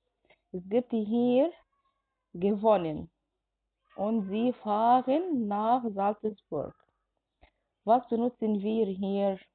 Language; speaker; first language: German; non-native, fluent; Arabic